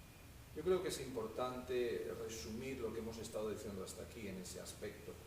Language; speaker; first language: Spanish; native; Spanish